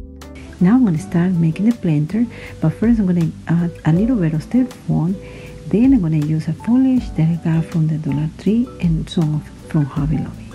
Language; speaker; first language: English; non-native, fluent; Spanish